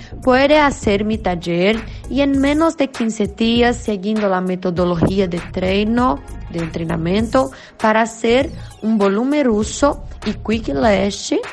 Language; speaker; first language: Spanish; non-native, learner; Portuguese